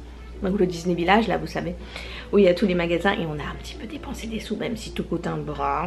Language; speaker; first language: French; native; French